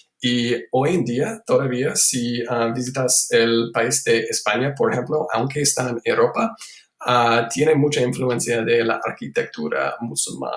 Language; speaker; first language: Spanish; non-native, fluent; English